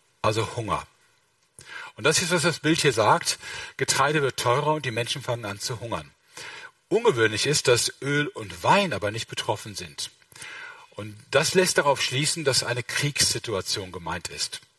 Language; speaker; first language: German; native; German